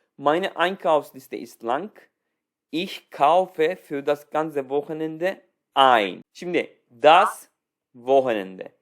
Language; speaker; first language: German; non-native, fluent; Turkish